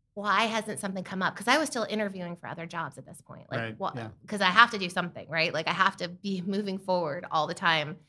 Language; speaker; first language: English; native; English